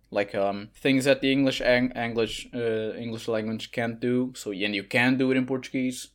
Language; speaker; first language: English; non-native, fluent; Portuguese